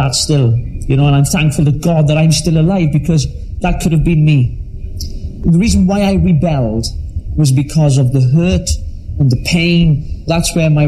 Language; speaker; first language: English; native; English